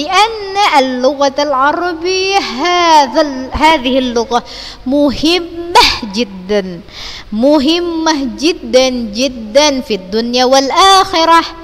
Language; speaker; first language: Arabic; non-native, fluent; Indonesian